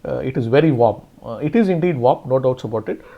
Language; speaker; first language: English; non-native, local second language; Tamil